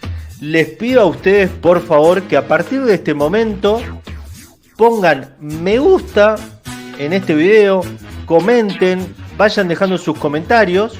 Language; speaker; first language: Spanish; native; Spanish